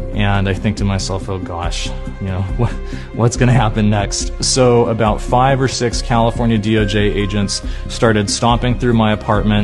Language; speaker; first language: English; native; English